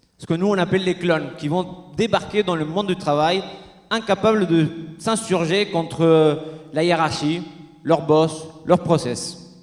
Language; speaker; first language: French; non-native, fluent; Spanish